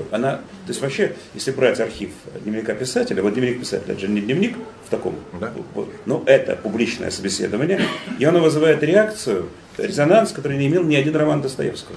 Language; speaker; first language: Russian; native; Russian